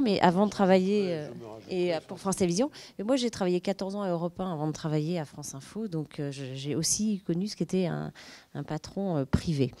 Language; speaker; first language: French; native; French